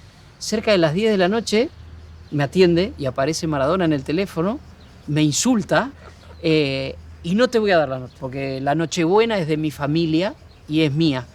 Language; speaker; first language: Spanish; native; Spanish